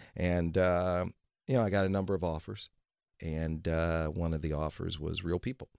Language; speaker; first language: English; native; English